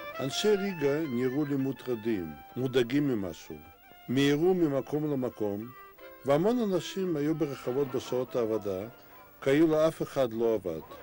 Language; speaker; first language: Hebrew; non-native, fluent; Russian